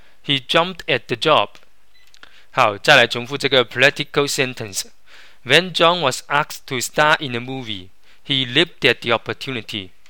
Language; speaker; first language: English; non-native, fluent; Chinese